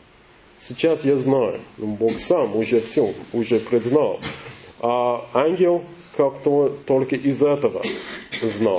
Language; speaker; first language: Russian; non-native, learner; English